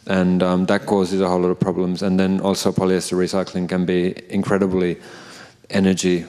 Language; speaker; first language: English; non-native, fluent; Finnish